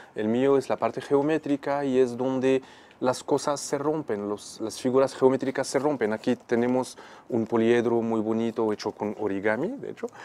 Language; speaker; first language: Spanish; non-native, fluent; Arabic